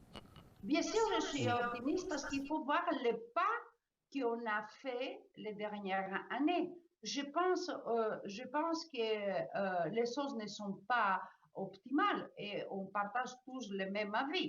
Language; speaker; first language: French; non-native, fluent; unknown